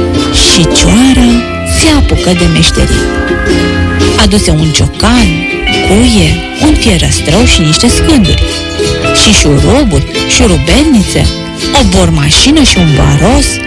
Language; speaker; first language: Romanian; native; Romanian